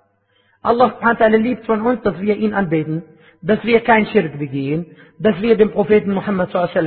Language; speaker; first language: German; non-native, fluent; Arabic